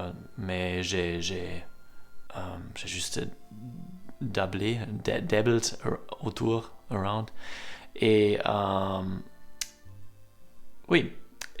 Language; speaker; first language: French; non-native, learner; German